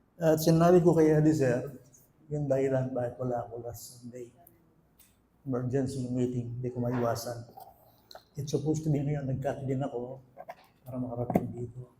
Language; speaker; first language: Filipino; non-native, local second language; Pampanga